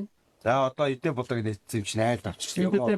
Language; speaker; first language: Mongolian; native; Mongolian